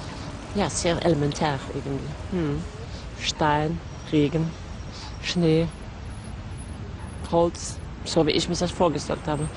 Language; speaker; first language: German; non-native, fluent; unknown